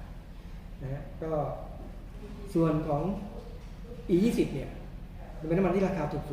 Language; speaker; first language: Thai; native; Thai